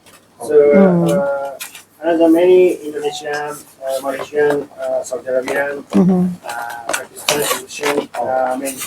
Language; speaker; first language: English; non-native, learner; Japanese